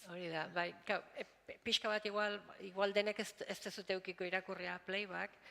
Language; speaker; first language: Basque; native; Basque